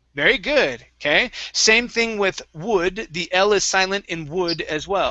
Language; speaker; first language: English; native; English